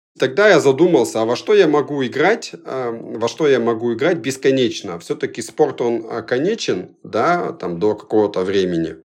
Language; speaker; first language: Russian; early bilingual, other home language; Georgian